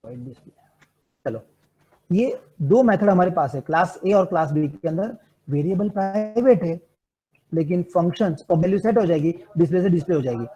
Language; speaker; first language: Hindi; non-native, local second language; Gujarati